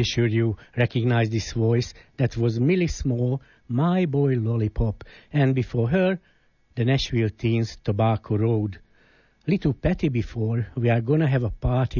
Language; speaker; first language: English; non-native, fluent; Hungarian